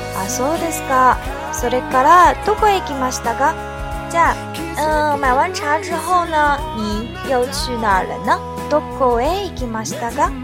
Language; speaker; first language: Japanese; non-native, fluent; Chinese